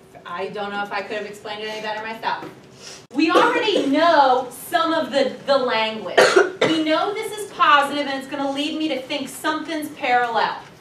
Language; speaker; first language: English; native; English